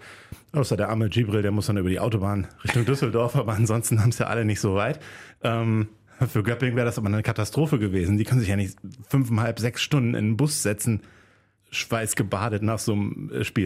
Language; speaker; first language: German; native; German